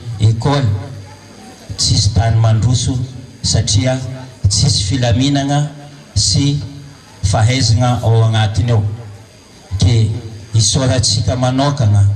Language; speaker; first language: Malagasy; native; Malagasy